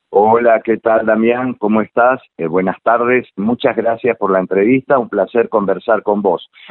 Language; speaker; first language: Spanish; native; Spanish